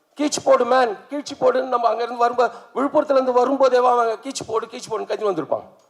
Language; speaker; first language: Tamil; native; Tamil